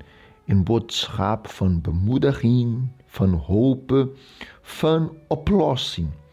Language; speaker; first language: Dutch; non-native, local second language; Portuguese